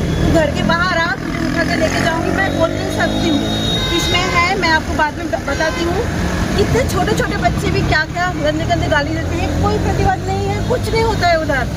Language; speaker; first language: Hindi; non-native, local second language; Bangla